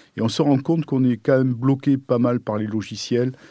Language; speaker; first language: French; native; French